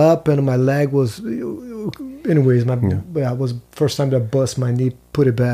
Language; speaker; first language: English; non-native, fluent; Portuguese